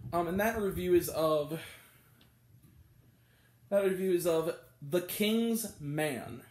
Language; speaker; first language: English; native; English